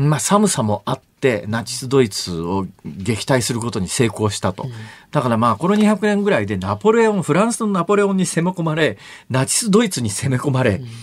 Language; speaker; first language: Japanese; native; Japanese